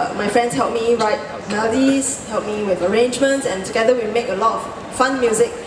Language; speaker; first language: English; non-native, local second language; Chinese